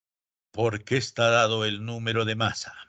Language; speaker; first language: Spanish; native; Spanish